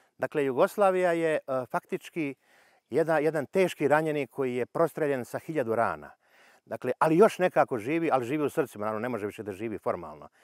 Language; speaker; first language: Bosnian; native; Bosnian